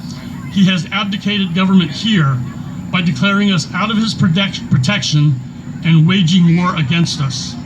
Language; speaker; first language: English; native; English